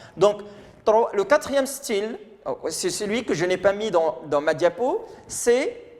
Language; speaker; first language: French; non-native, local second language; Arabic